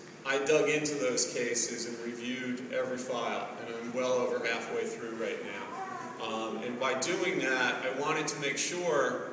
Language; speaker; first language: English; native; English